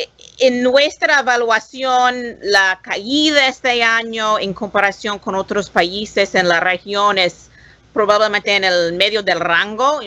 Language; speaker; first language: Spanish; non-native, learner; English